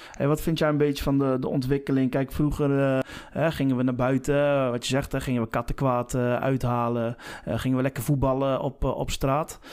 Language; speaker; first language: Dutch; native; Dutch